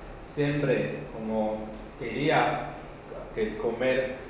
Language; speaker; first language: Portuguese; non-native, fluent; Chinese